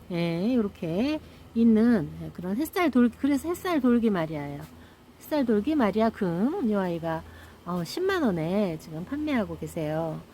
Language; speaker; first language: Korean; native; Korean